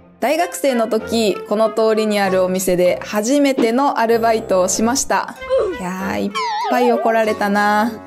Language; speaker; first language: Japanese; native; Japanese